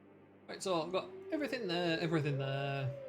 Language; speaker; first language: English; native; English